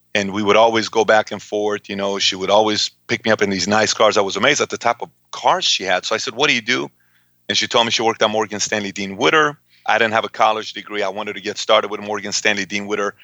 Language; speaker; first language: English; early bilingual, other home language; Persian